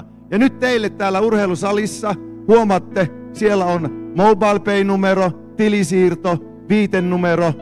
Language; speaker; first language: Finnish; native; Finnish